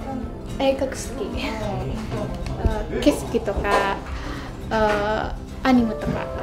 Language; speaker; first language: Japanese; non-native, learner; Indonesian